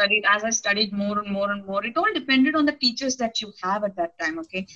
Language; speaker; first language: English; non-native, local second language; Telugu